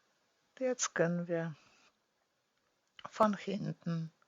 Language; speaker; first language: German; non-native, fluent; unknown